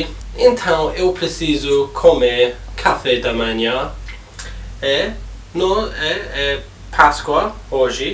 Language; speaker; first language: Portuguese; non-native, learner; English